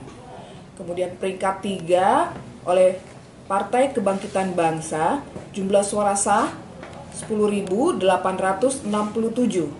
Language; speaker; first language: Indonesian; native; Indonesian